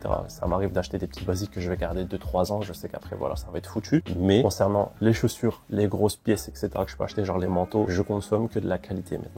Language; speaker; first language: French; native; French